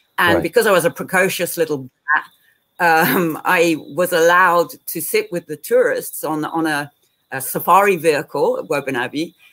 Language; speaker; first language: English; native; English